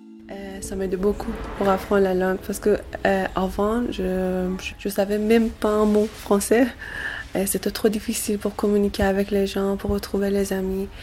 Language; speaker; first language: French; non-native, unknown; Persian